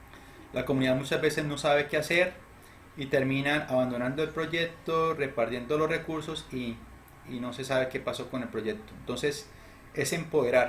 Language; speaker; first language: Spanish; native; Spanish